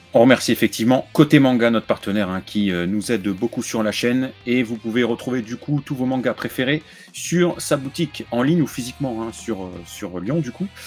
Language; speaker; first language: French; native; French